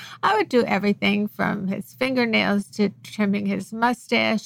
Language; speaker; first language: English; native; English